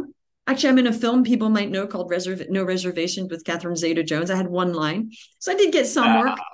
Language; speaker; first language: English; native; English